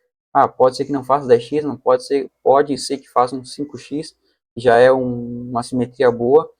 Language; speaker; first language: Portuguese; native; Portuguese